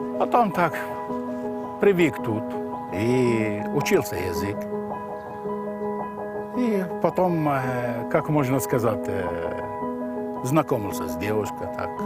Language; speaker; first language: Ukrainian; non-native, learner; Arabic